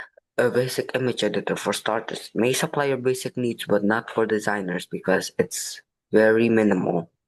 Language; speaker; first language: English; non-native, fluent; Indonesian